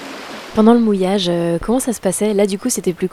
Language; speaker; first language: French; native; French